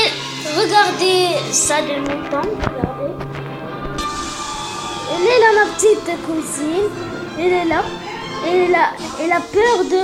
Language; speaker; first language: French; non-native, learner; Arabic